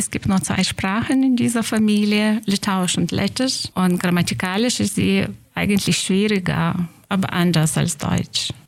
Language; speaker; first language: German; non-native, fluent; Lithuanian